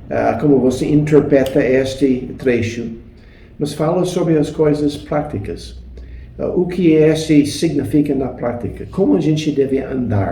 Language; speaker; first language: Portuguese; non-native, fluent; English